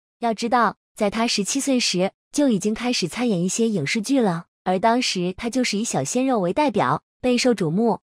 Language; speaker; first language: Chinese; native; Chinese